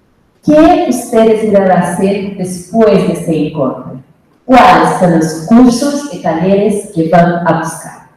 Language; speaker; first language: Spanish; non-native, fluent; Portuguese